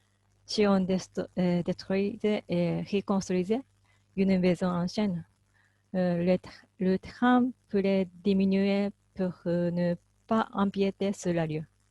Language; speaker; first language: French; non-native, fluent; Japanese